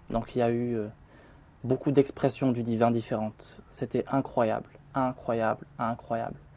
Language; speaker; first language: French; early bilingual, other home language; Arabic